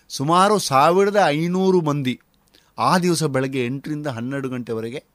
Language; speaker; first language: Kannada; non-native, local second language; Konkani